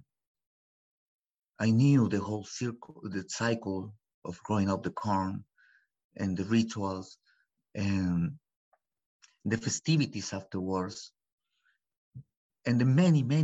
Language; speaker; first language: English; non-native, fluent; Spanish